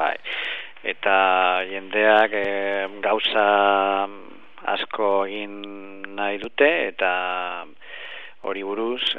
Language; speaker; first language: Basque; non-native, learner; Spanish